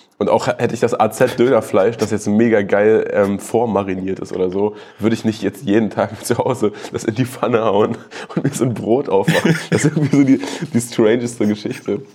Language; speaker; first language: German; native; German